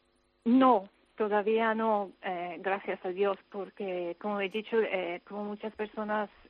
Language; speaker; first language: Spanish; non-native, fluent; English